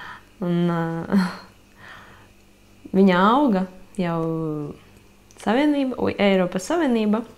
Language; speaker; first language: Latvian; non-native, local second language; Russian